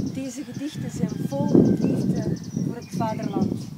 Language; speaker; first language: Dutch; non-native, learner; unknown